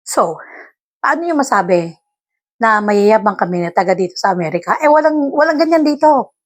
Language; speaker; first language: Filipino; non-native, local second language; Iloko